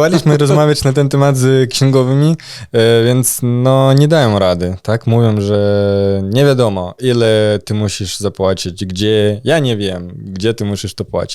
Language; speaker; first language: Polish; non-native, fluent; Russian